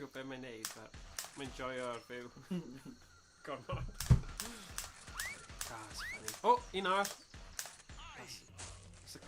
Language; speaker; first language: Welsh; native; Welsh